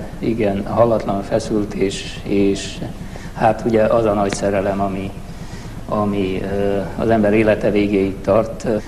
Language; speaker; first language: Hungarian; non-native, local second language; German